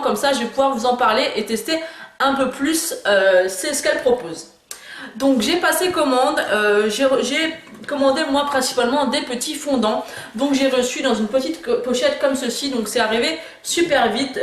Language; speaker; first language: French; native; French